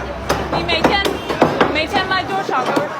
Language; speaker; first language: Chinese; non-native, fluent; English